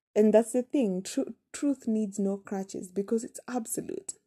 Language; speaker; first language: English; non-native, local second language; Kamba